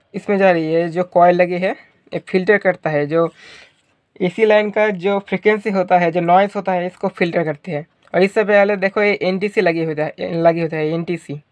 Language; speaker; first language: Hindi; non-native, local second language; Bangla